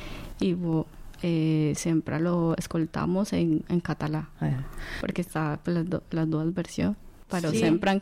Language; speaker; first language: Catalan; non-native, learner; Spanish